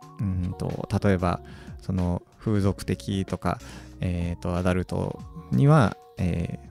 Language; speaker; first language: Japanese; native; Japanese